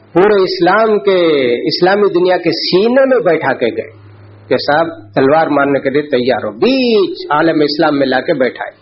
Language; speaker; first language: Urdu; native; Urdu